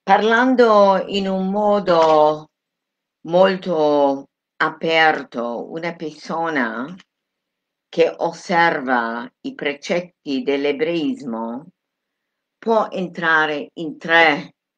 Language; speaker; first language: Italian; non-native, fluent; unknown